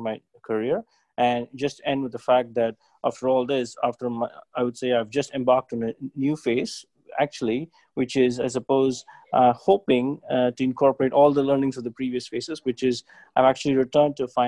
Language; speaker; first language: English; non-native, local second language; Tamil